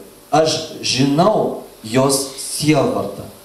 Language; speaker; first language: Lithuanian; non-native, local second language; Russian